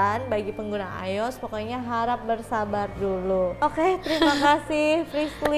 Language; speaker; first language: Indonesian; native; Indonesian